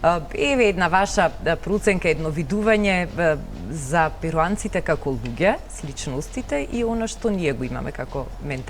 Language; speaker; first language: Macedonian; native; Macedonian